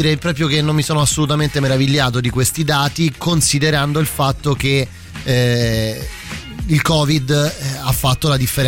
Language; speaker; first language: Italian; native; Italian